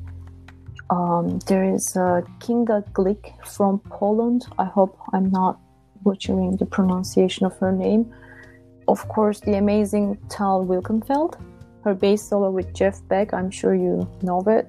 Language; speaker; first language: English; non-native, fluent; Turkish